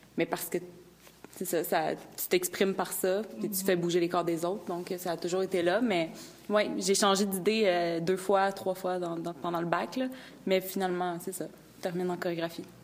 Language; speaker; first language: French; native; French